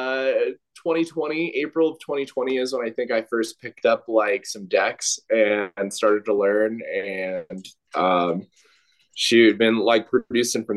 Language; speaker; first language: English; native; English